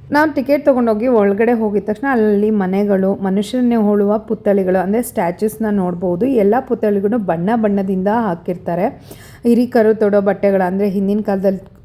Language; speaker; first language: Kannada; native; Kannada